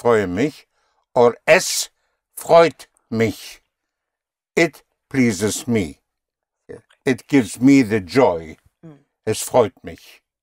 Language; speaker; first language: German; non-native, fluent; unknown